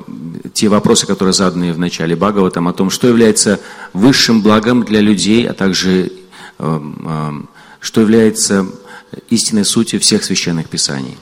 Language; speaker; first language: Russian; native; Russian